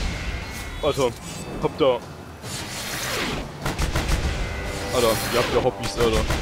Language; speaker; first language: German; native; German